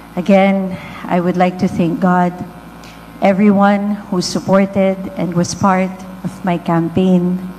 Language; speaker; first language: English; non-native, local second language; Filipino